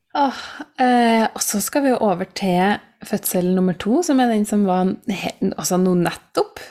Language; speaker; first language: Norwegian; native; Norwegian